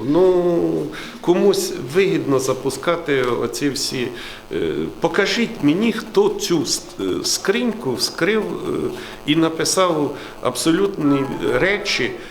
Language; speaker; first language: Ukrainian; native; Ukrainian